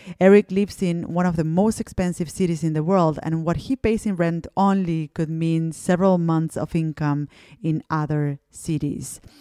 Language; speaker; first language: English; non-native, fluent; Spanish